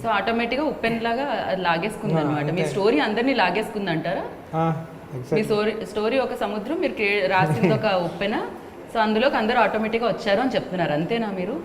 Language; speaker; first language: Telugu; native; Telugu